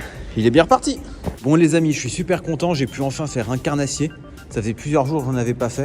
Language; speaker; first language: French; native; French